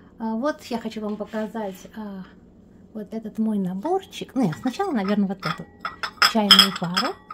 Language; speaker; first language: Russian; native; Russian